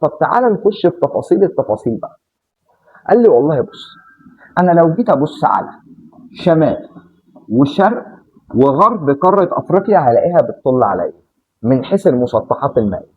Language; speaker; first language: Arabic; native; Arabic